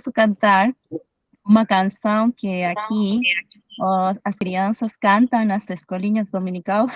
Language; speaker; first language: Portuguese; non-native, fluent; Spanish